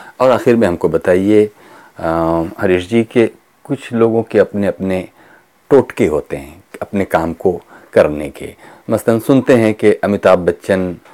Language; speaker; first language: Hindi; native; Hindi